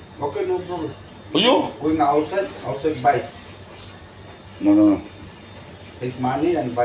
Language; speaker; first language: English; non-native, learner; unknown